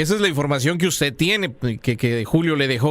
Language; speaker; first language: Spanish; native; Spanish